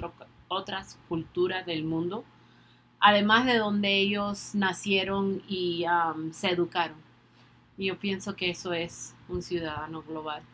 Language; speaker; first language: Spanish; early bilingual, other home language; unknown